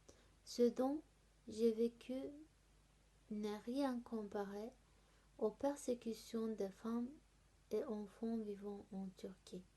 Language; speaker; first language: French; non-native, learner; Turkish